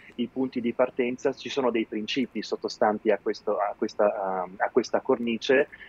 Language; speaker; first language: Italian; native; Italian